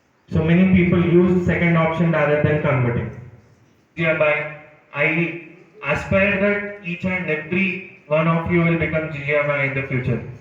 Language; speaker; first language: English; non-native, local second language; Telugu